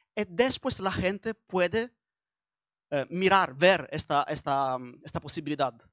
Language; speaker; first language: Spanish; non-native, learner; Italian